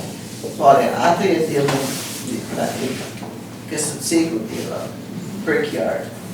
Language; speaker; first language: Slovenian; early bilingual, heritage; Slovenian